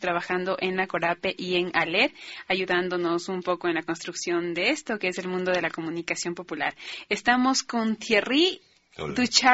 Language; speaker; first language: Spanish; native; Spanish